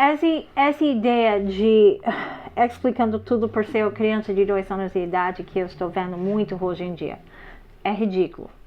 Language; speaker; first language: Portuguese; non-native, fluent; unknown